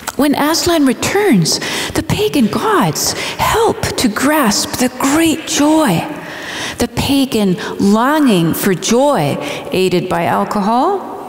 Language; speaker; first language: English; native; English